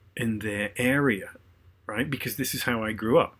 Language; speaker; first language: English; native; English